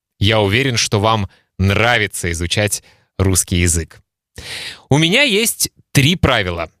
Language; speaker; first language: Russian; native; Russian